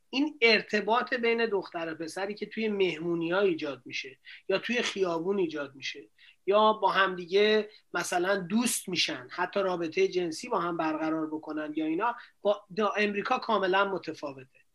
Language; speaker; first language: Persian; native; Persian